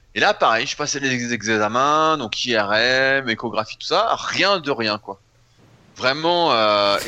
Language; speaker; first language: French; native; French